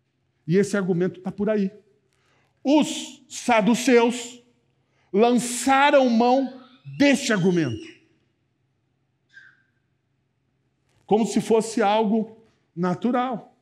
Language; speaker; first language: Portuguese; native; Portuguese